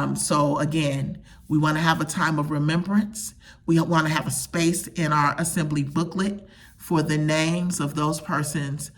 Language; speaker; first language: English; native; English